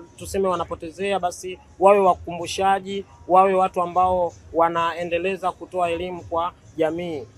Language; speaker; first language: Swahili; native; Swahili